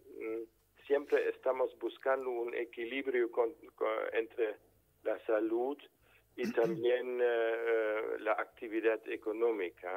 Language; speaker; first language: Spanish; non-native, fluent; German